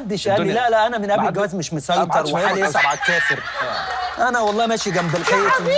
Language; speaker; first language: Arabic; native; Arabic